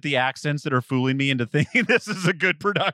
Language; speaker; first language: English; native; English